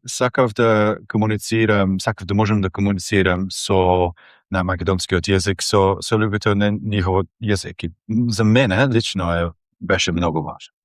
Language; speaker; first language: Macedonian; non-native, learner; English